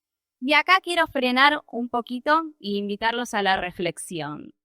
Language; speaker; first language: Spanish; native; Spanish